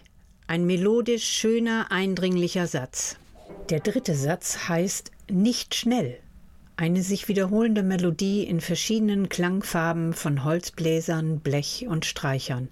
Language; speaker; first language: German; native; German